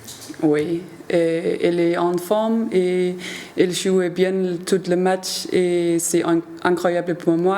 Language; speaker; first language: French; non-native, learner; Danish